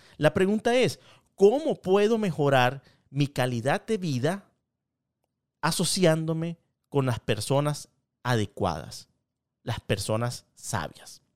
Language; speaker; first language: Spanish; native; Spanish